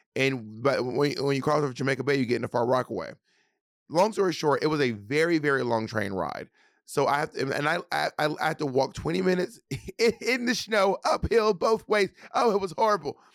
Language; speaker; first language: English; native; English